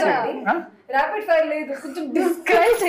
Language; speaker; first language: Telugu; non-native, fluent; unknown